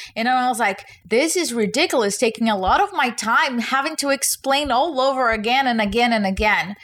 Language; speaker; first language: English; non-native, fluent; Portuguese